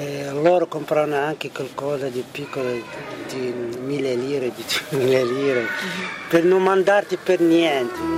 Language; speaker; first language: Italian; non-native, fluent; Arabic